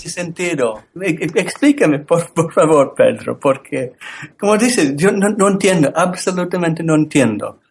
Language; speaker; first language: Spanish; non-native, learner; English